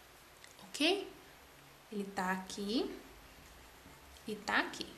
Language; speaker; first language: Portuguese; native; Portuguese